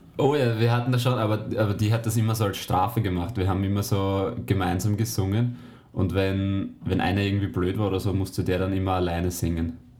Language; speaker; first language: German; native; German